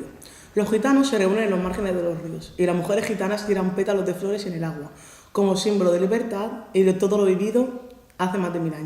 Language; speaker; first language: Spanish; native; Spanish